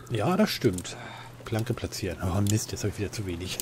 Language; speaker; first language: German; native; German